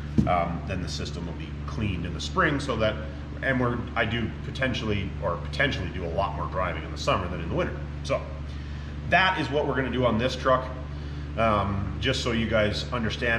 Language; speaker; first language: English; native; English